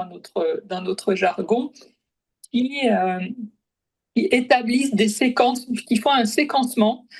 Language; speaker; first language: French; native; French